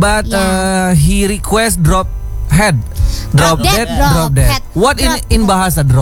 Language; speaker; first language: English; non-native, learner; Indonesian